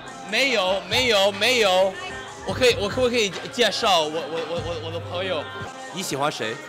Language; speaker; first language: Chinese; early bilingual, heritage; Chinese